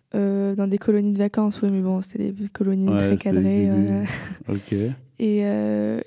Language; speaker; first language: French; native; French